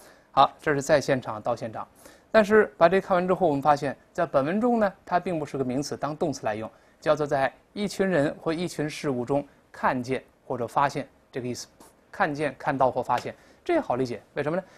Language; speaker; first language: Chinese; native; Chinese